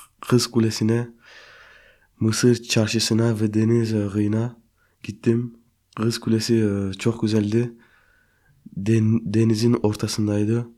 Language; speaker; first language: Turkish; early bilingual, heritage; Turkish